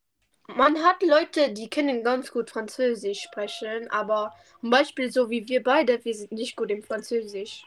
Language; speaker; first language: German; non-native, local second language; Luxembourgish